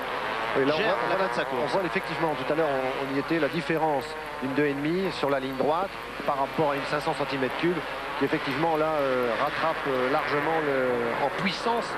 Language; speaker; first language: French; native; French